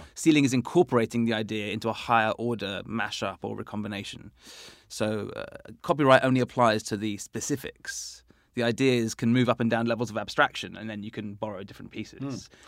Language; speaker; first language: English; native; English